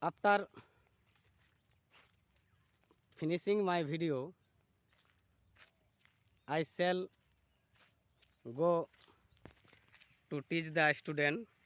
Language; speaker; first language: English; non-native, learner; Bangla